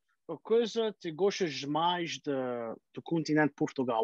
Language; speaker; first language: Portuguese; early bilingual, heritage; Portuguese